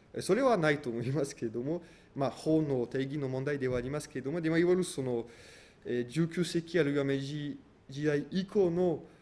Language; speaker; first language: Japanese; non-native, fluent; French